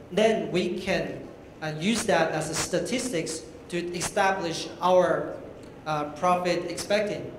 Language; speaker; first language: English; non-native, fluent; Chinese